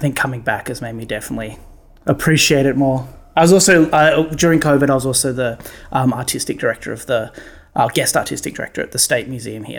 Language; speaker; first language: English; native; English